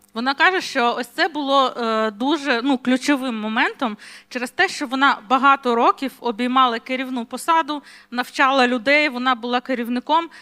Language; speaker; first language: Ukrainian; non-native, local second language; Russian